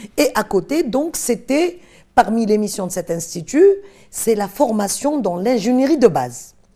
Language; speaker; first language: French; non-native, local second language; Arabic